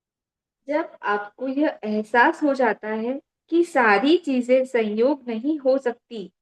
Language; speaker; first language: Hindi; native; Hindi